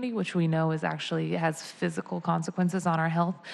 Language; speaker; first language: English; native; English